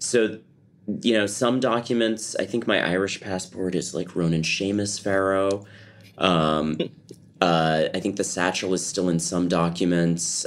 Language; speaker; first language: English; native; English